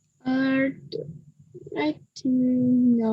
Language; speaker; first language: English; non-native, learner; Vietnamese